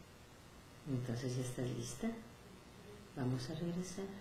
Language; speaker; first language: Spanish; native; Spanish